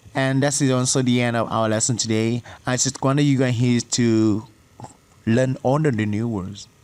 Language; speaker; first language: English; non-native, fluent; Vietnamese